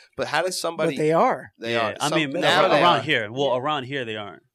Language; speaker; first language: English; native; English